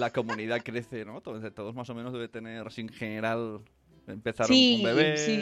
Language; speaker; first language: Spanish; native; Spanish